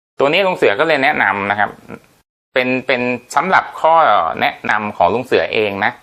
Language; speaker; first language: Thai; native; Thai